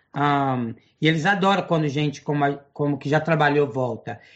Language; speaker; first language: Portuguese; non-native, fluent; English